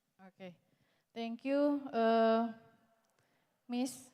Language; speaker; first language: English; non-native, learner; Indonesian